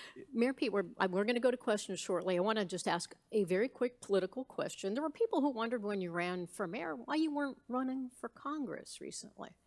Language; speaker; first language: English; native; English